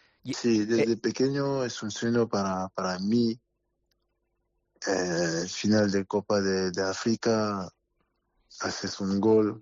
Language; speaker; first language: Spanish; non-native, learner; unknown